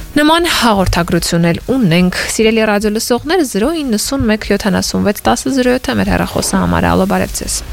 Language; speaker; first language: Armenian; native; Armenian